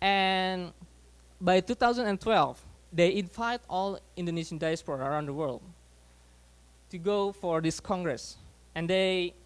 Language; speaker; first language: English; non-native, fluent; Indonesian